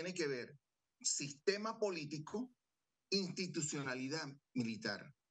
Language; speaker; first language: Spanish; native; Spanish